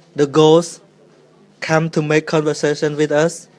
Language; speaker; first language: English; non-native, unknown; Khmer